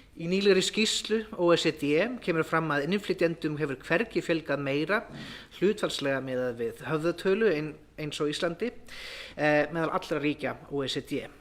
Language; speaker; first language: Icelandic; native; Icelandic